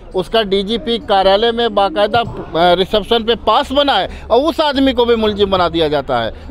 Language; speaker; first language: Hindi; native; Hindi